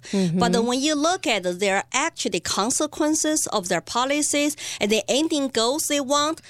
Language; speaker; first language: English; non-native, fluent; Chinese